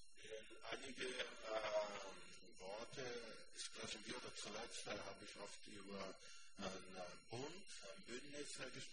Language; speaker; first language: German; non-native, fluent; Portuguese